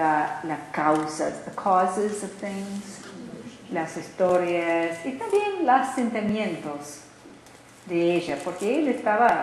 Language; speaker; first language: Spanish; non-native, learner; English